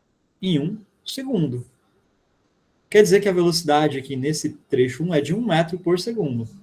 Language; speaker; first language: Portuguese; native; Portuguese